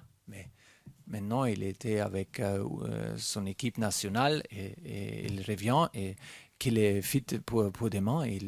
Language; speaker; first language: French; non-native, learner; German